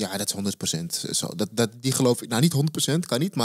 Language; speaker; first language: Dutch; native; Dutch